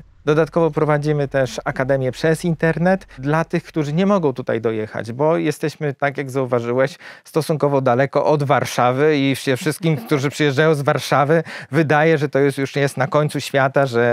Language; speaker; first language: Polish; native; Polish